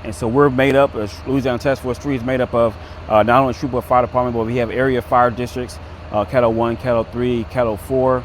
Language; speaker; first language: English; native; English